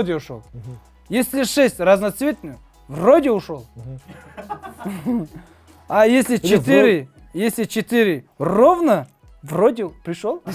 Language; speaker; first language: Russian; non-native, learner; Kazakh